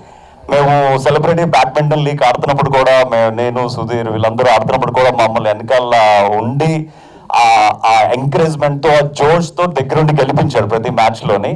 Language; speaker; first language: Telugu; native; Telugu